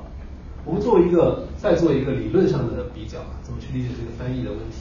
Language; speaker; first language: Chinese; native; Chinese